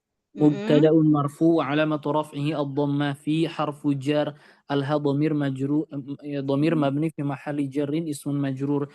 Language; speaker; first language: Arabic; non-native, fluent; Indonesian